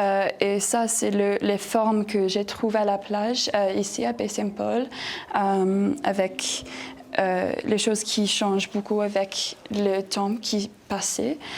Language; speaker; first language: French; non-native, learner; English